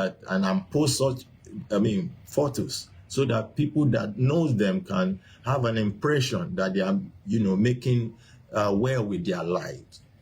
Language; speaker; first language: English; non-native, local second language; Yoruba